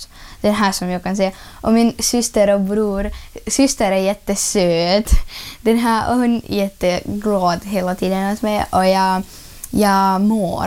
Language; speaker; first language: Swedish; non-native, learner; Russian